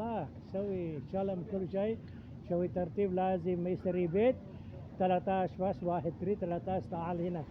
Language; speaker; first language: Arabic; non-native, learner; Filipino